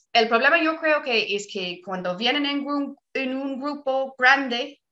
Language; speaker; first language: Spanish; non-native, fluent; English